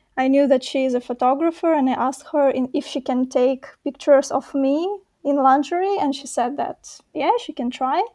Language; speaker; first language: English; non-native, fluent; Russian